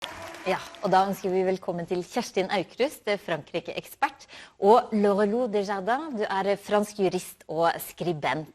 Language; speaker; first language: Norwegian; native; Norwegian